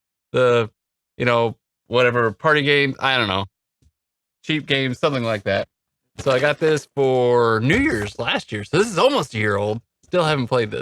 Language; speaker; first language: English; native; English